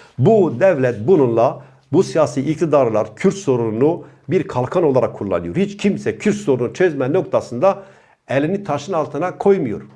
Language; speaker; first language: Turkish; non-native, local second language; Kurdish